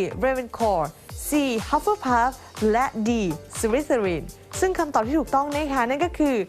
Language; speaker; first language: Thai; native; Thai